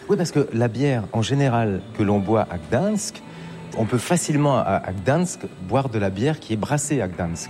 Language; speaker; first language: French; native; French